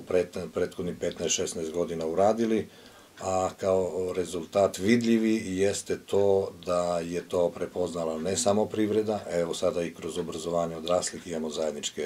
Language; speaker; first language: Croatian; native; Croatian